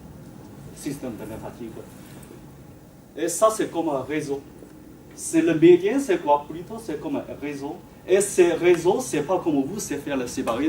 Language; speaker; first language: French; non-native, fluent; Chinese